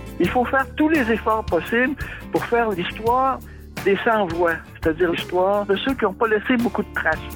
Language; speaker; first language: French; native; French